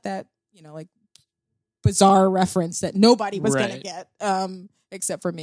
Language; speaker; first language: English; native; English